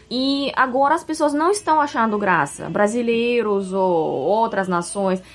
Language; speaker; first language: Portuguese; non-native, fluent; Russian